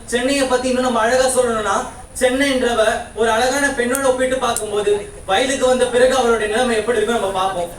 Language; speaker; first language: Tamil; native; Tamil